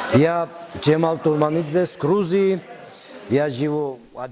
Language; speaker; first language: Russian; non-native, learner; Georgian